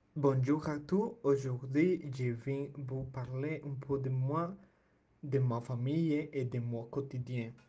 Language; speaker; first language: French; non-native, learner; Spanish